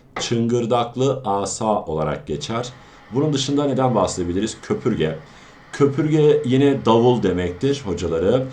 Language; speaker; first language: Turkish; native; Turkish